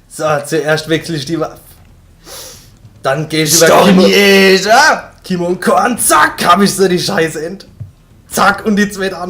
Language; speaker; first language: German; native; German